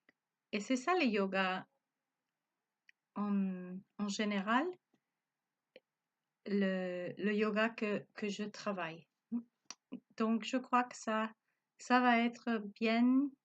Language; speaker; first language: French; non-native, learner; Spanish